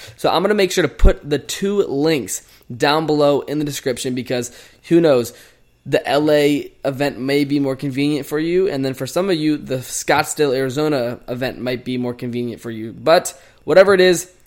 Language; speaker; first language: English; native; English